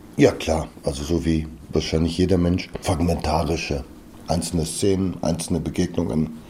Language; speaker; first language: German; early bilingual, other home language; Bulgarian